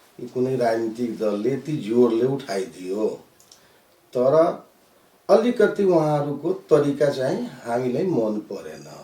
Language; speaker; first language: Nepali; non-native, local second language; Maithili